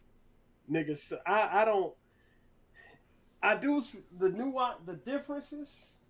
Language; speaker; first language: English; native; English